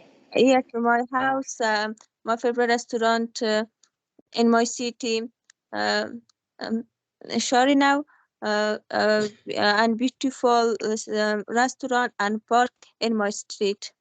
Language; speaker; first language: English; non-native, learner; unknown